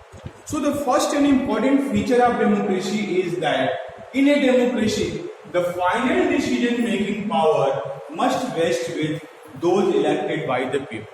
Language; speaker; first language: English; non-native, local second language; Hindi